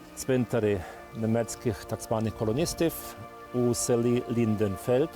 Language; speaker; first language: Ukrainian; non-native, fluent; German